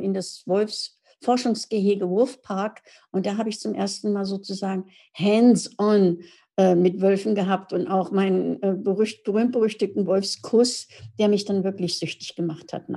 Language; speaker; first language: German; native; German